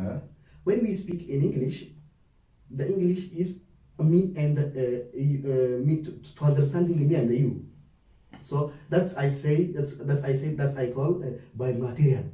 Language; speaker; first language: English; non-native, learner; Oromo